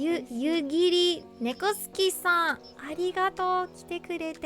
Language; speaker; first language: Japanese; non-native, learner; English